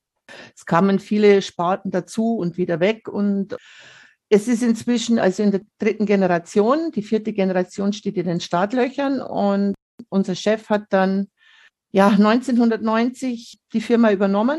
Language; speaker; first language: German; native; German